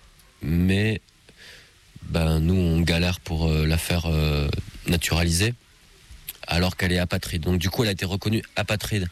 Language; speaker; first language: French; native; French